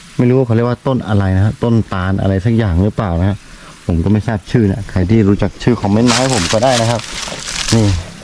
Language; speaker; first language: Thai; non-native, local second language; Karen languages